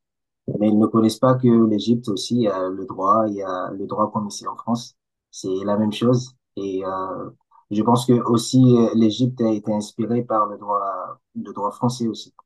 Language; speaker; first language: French; non-native, local second language; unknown